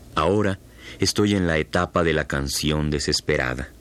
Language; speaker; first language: Spanish; native; Spanish